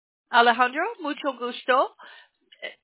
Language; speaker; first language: Spanish; non-native, learner; English